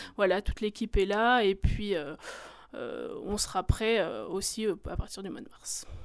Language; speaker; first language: French; native; French